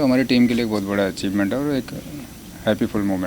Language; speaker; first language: Hindi; native; Hindi